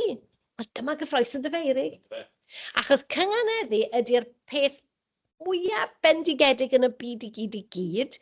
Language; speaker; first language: Welsh; native; Welsh